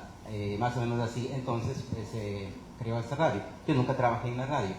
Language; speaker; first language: Spanish; native; Spanish